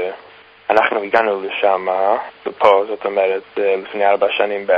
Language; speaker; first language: Hebrew; non-native, fluent; English